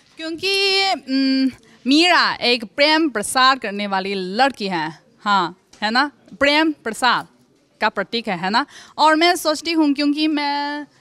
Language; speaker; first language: Hindi; non-native, fluent; Chinese